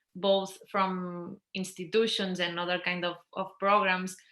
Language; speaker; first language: English; non-native, fluent; Catalan